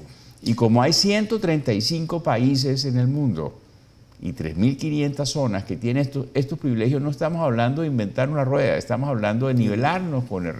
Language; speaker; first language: Spanish; native; Spanish